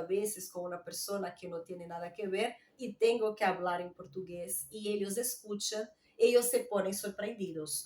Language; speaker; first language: Spanish; non-native, fluent; Portuguese